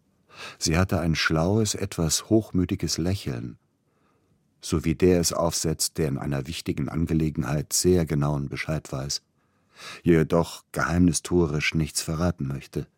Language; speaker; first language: German; native; German